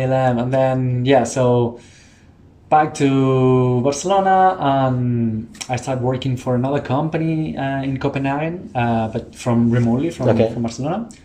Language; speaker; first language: English; non-native, fluent; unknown